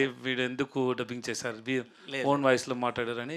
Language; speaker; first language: Telugu; non-native, learner; Tamil